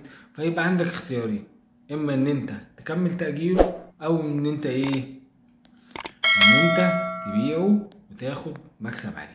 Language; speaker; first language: Arabic; native; Arabic